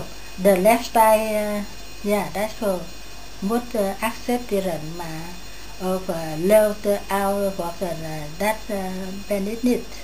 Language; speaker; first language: Dutch; non-native, learner; Vietnamese